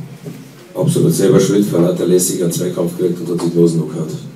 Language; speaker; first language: German; native; German